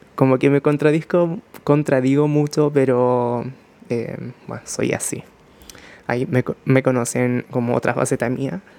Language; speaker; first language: Spanish; early bilingual, other home language; Japanese